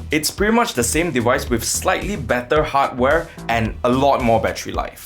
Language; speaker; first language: English; native; English